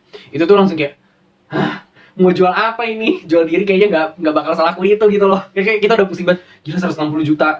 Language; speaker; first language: Indonesian; native; Indonesian